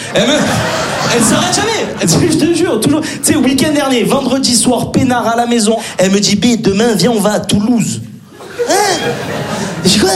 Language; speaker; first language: French; native; French